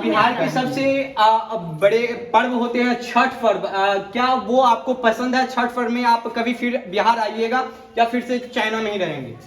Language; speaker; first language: Hindi; native; Hindi